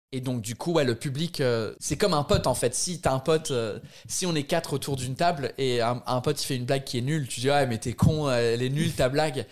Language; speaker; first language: French; non-native, fluent; English